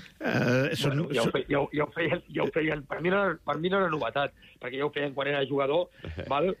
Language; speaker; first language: Catalan; native; Catalan